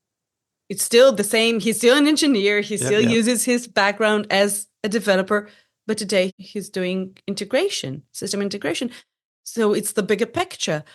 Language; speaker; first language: English; non-native, fluent; Hebrew